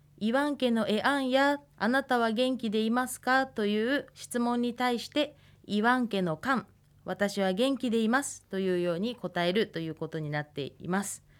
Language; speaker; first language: Japanese; native; Japanese